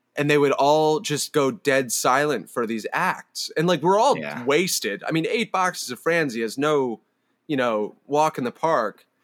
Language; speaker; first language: English; native; English